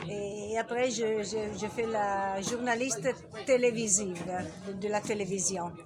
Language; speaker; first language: French; non-native, learner; Italian